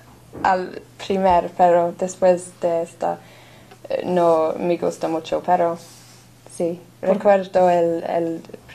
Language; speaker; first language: Spanish; non-native, learner; English